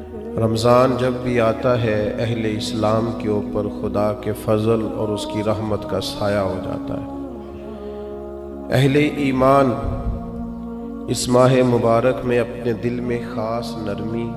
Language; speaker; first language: Urdu; native; Urdu